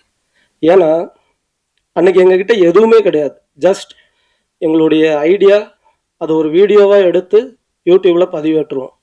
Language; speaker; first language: Tamil; native; Tamil